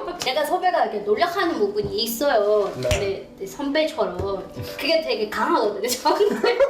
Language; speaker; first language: Korean; non-native, fluent; Burmese